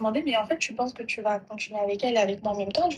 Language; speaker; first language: French; native; French